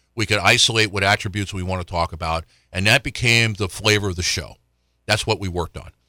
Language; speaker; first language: English; native; English